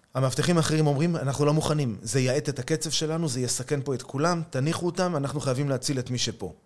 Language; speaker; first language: Hebrew; native; Hebrew